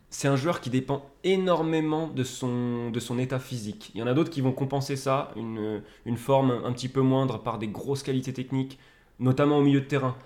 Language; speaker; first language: French; native; French